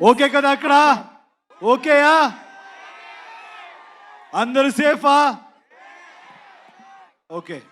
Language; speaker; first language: Telugu; non-native, learner; Kannada